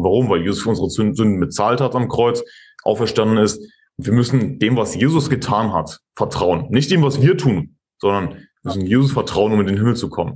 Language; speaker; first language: German; native; German